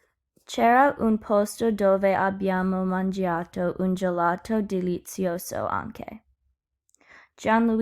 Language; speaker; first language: Italian; non-native, learner; English